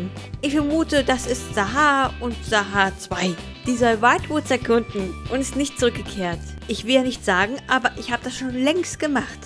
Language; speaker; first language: German; native; German